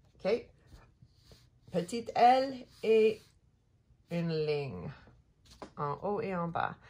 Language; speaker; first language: French; non-native, learner; English